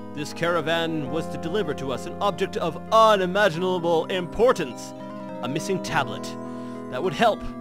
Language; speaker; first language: English; native; English